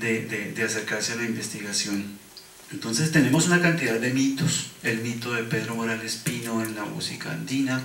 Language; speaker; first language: Spanish; native; Spanish